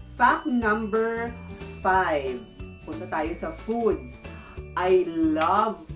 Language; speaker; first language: Filipino; non-native, local second language; Hiligaynon